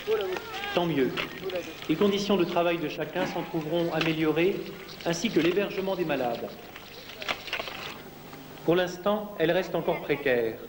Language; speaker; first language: French; native; French